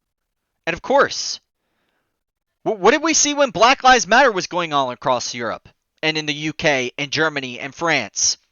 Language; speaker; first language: English; native; English